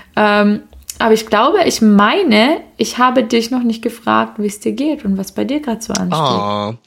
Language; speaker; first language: German; native; German